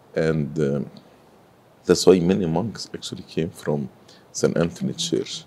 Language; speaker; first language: English; non-native, fluent; Arabic